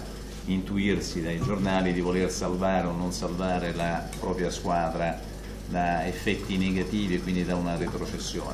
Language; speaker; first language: Italian; native; Italian